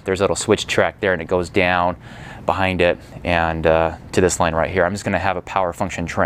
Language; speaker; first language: English; native; English